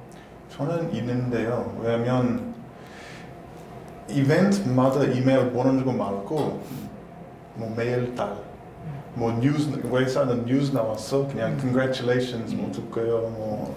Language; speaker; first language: Korean; non-native, learner; English